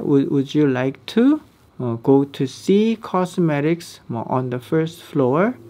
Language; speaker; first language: English; non-native, fluent; Korean